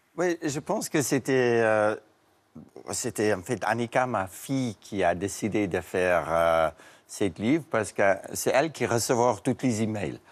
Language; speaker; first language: French; non-native, fluent; Afrikaans